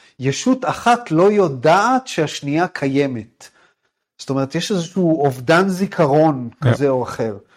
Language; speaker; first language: Hebrew; native; Hebrew